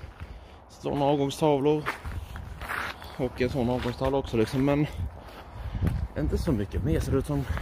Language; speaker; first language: Swedish; native; Swedish